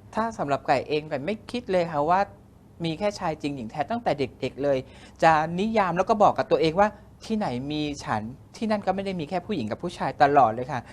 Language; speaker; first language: Thai; native; Thai